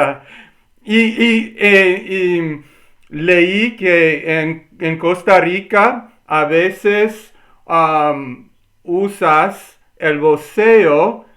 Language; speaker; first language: Spanish; non-native, learner; English